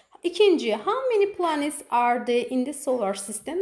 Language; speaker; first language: English; non-native, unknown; Azerbaijani